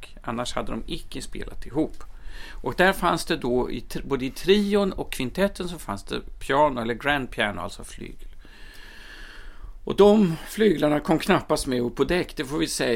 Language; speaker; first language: Swedish; native; Swedish